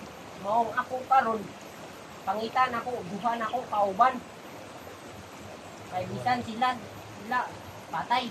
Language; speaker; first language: Cebuano; non-native, local second language; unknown